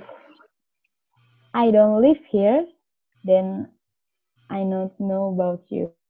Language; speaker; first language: English; non-native, learner; Indonesian